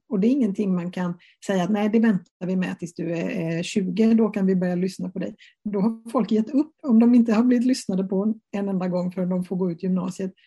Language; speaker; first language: Swedish; native; Swedish